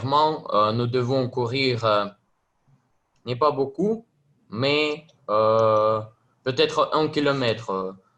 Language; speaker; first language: French; non-native, learner; Russian